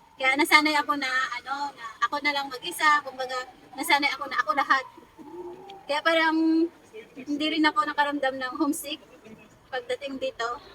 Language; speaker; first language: Filipino; non-native, local second language; Hiligaynon